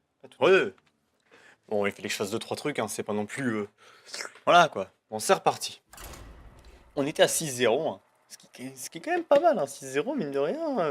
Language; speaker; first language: French; native; French